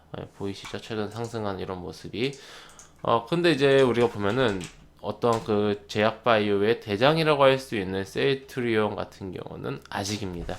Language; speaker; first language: Korean; native; Korean